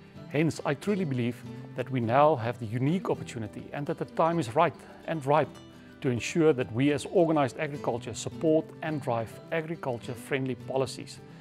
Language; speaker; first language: English; non-native, local second language; Afrikaans